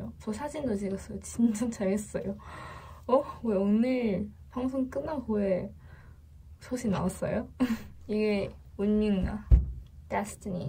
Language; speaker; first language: Korean; non-native, learner; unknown